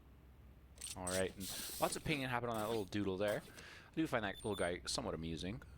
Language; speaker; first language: English; native; English